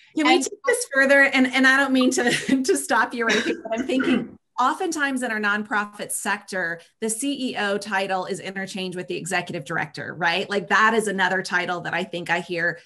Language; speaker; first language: English; native; English